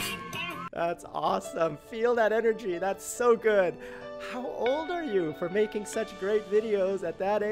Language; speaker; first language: English; native; English